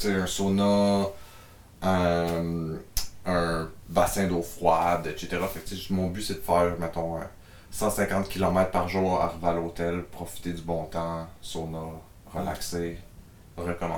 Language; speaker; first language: French; native; French